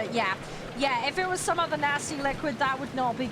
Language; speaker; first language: English; native; English